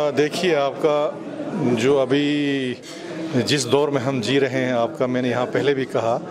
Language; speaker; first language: Hindi; non-native, local second language; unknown